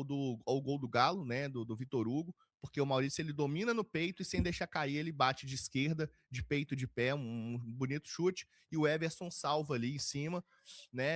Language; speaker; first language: Portuguese; native; Portuguese